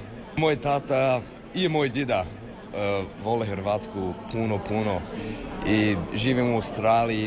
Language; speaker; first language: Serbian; early bilingual, heritage; Serbian